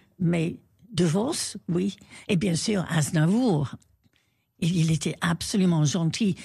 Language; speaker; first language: French; non-native, fluent; English